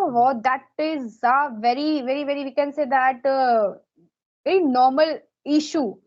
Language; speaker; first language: English; non-native, local second language; Hindi